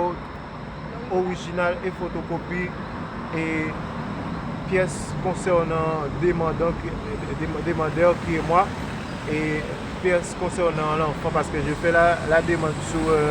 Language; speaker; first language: French; non-native, local second language; Haitian Creole